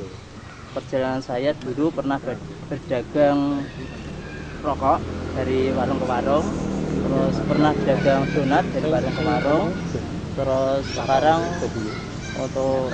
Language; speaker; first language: Indonesian; non-native, local second language; Javanese